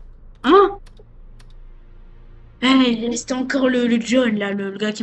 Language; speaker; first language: French; native; French